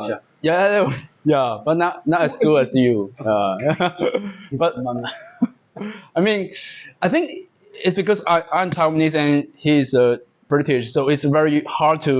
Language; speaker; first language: English; non-native, learner; Chinese